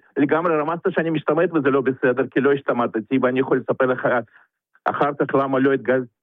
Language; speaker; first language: Hebrew; non-native, fluent; Russian